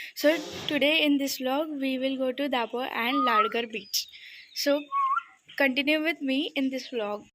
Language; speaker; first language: English; non-native, local second language; Marathi